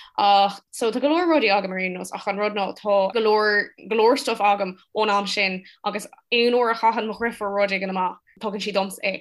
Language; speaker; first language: Irish; non-native, local second language; English